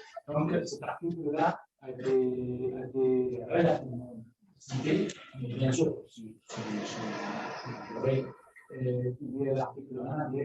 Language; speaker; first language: French; non-native, fluent; Spanish